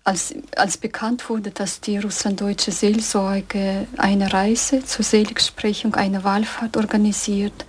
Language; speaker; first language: German; early bilingual, heritage; German